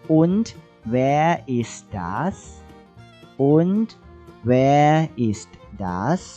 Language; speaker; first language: German; non-native, fluent; Thai